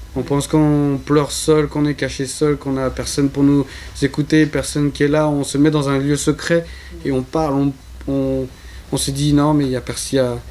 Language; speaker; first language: French; early bilingual, other home language; Spanish